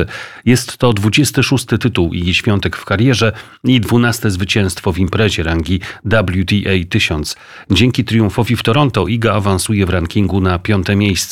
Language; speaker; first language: Polish; native; Polish